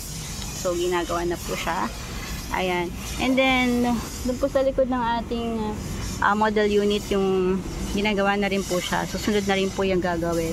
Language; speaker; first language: Filipino; native; Filipino